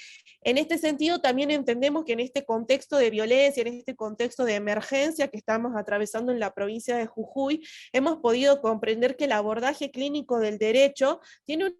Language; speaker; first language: Spanish; native; Spanish